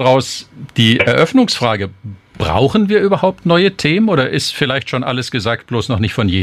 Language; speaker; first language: German; native; German